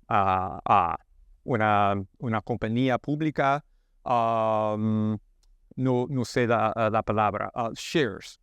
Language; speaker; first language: Spanish; non-native, learner; English